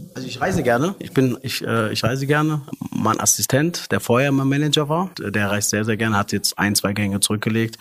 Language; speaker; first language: German; early bilingual, other home language; Arabic